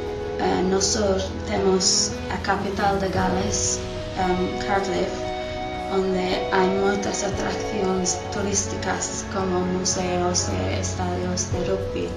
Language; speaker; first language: Spanish; non-native, learner; English